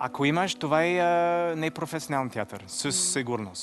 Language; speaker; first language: Bulgarian; non-native, learner; English